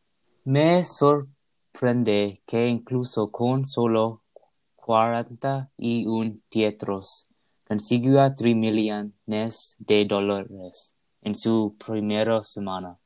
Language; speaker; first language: Spanish; non-native, learner; English